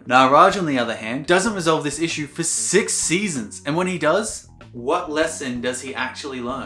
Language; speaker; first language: English; native; English